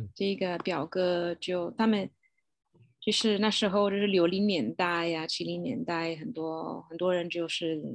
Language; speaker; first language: Chinese; non-native, fluent; Italian